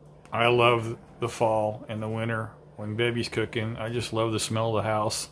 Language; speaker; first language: English; native; English